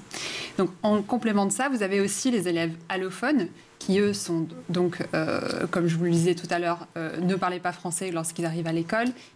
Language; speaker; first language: French; native; French